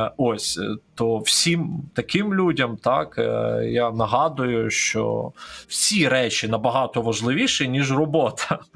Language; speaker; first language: Ukrainian; non-native, local second language; Russian